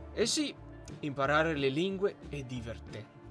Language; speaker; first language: Italian; non-native, learner; Russian